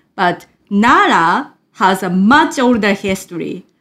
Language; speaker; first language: English; non-native, fluent; Japanese